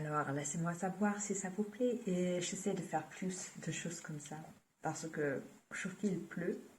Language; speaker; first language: French; non-native, fluent; German